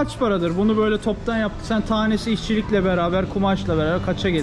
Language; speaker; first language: Turkish; native; Turkish